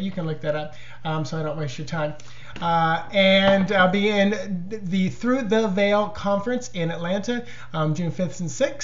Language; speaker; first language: English; native; English